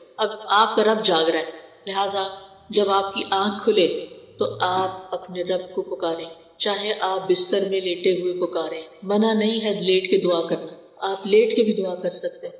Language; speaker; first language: Urdu; native; Urdu